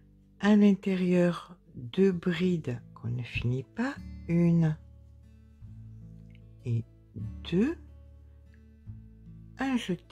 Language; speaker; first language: French; native; French